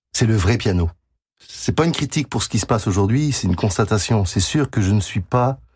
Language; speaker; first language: French; native; French